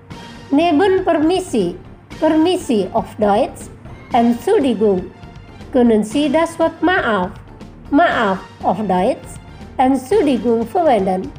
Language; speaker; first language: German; non-native, fluent; Indonesian